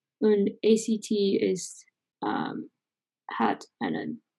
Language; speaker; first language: German; non-native, learner; English